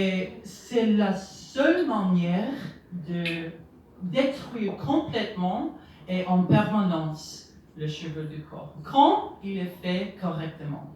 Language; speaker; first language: French; non-native, learner; English